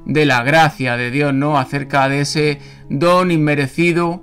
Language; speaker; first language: Spanish; native; Spanish